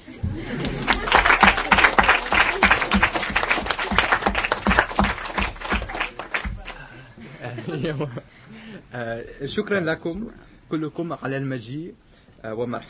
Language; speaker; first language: Arabic; non-native, fluent; English